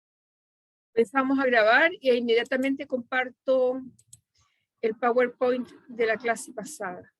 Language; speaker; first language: Spanish; native; Spanish